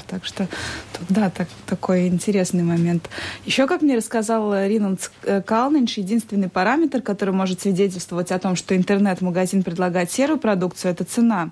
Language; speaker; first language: Russian; native; Russian